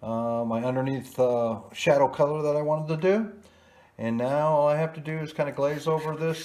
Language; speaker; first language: English; native; English